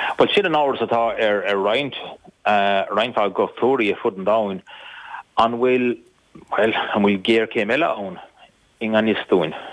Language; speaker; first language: Irish; native; Irish